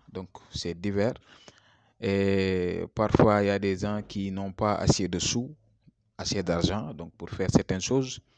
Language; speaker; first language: French; non-native, local second language; Wolof